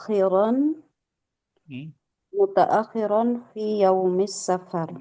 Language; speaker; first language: Arabic; non-native, learner; Indonesian